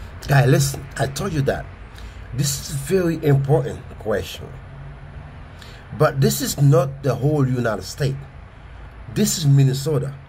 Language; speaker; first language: English; non-native, fluent; Haitian Creole